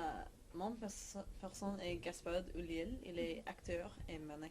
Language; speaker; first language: French; non-native, learner; English